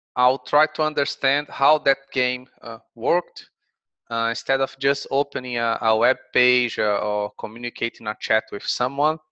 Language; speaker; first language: English; non-native, fluent; Portuguese